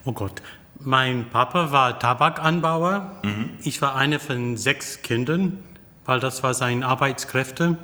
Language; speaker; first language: German; non-native, fluent; English